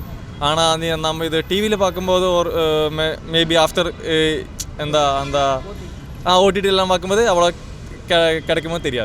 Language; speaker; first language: Tamil; non-native, local second language; Malayalam